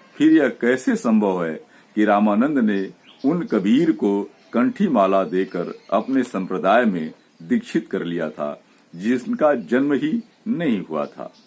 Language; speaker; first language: Hindi; native; Hindi